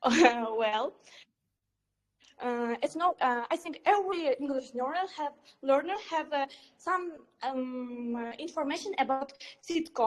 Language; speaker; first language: English; non-native, learner; Uzbek